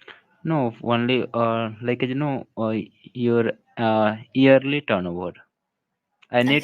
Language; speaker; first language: English; non-native, local second language; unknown